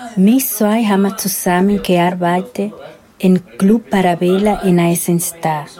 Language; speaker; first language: German; non-native, learner; Spanish